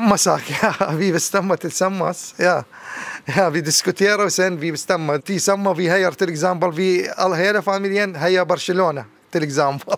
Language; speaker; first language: Swedish; non-native, learner; Arabic